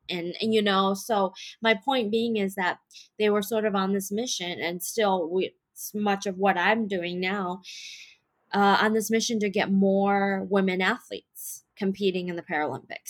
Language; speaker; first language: English; native; English